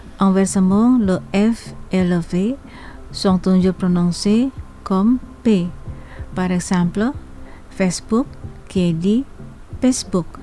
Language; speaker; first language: French; non-native, fluent; Indonesian